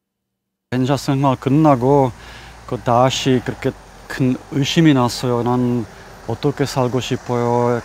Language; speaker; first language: Korean; non-native, learner; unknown